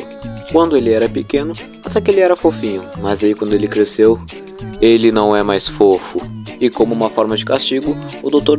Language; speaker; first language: Portuguese; native; Portuguese